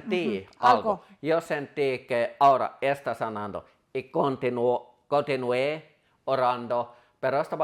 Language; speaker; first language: Spanish; non-native, fluent; Finnish